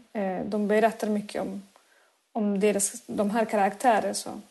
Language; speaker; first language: Swedish; non-native, fluent; Spanish